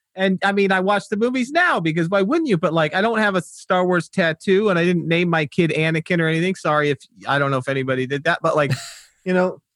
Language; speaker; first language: English; native; English